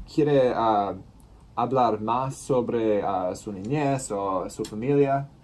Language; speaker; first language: Spanish; non-native, learner; English